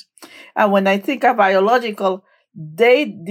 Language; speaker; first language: English; non-native, fluent; Spanish